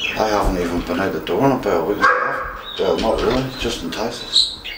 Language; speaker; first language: English; native; English